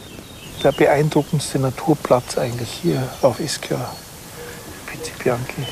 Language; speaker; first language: German; native; German